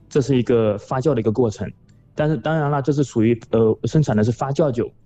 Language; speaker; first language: Chinese; native; Chinese